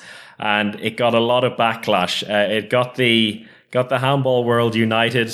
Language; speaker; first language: English; native; English